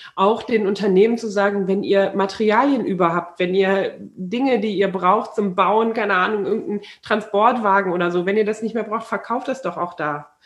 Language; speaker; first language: German; native; German